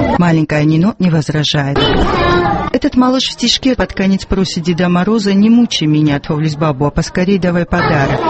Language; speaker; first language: Russian; non-native, local second language; Georgian